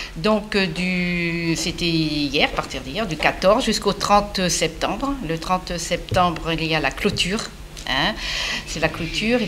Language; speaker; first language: French; native; French